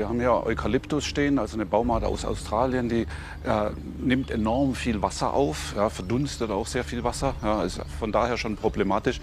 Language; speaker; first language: German; native; German